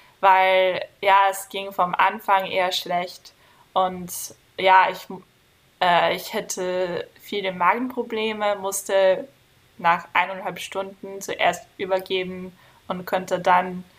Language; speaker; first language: German; non-native, fluent; English